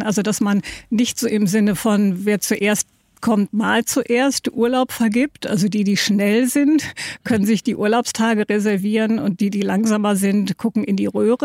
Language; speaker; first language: German; native; German